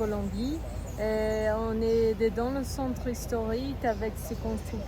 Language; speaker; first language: French; non-native, fluent; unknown